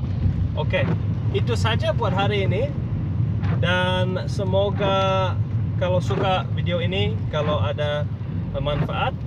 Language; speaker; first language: Indonesian; non-native, fluent; English